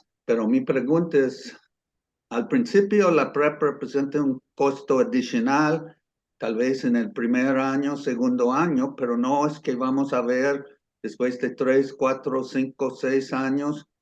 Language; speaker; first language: Spanish; non-native, fluent; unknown